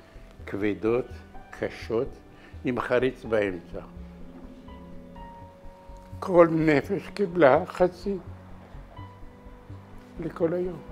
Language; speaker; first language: Hebrew; non-native, fluent; Arabic